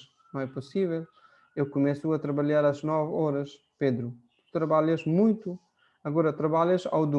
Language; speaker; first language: Portuguese; non-native, fluent; Hindi